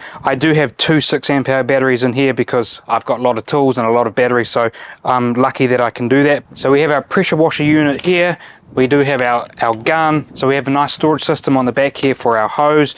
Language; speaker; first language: English; native; English